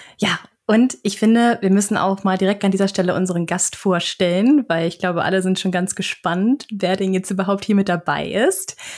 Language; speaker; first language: German; native; German